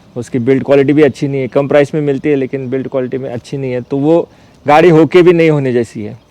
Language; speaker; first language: Hindi; non-native, local second language; Marathi